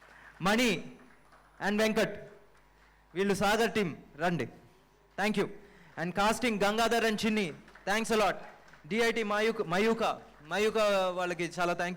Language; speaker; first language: Telugu; native; Telugu